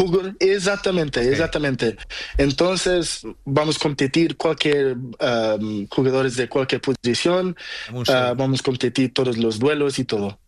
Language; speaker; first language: Spanish; non-native, learner; Portuguese